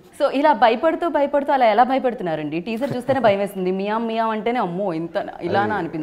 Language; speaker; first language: Telugu; native; Telugu